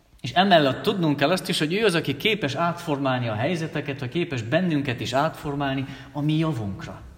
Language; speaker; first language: Hungarian; native; Hungarian